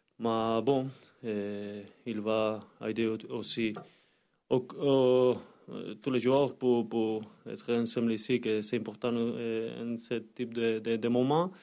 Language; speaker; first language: French; non-native, learner; Spanish